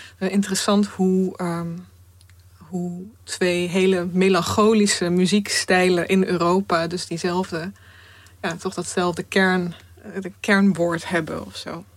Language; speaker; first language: Dutch; early bilingual, other home language; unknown